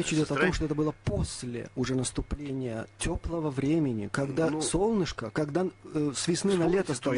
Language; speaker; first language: Russian; native; Russian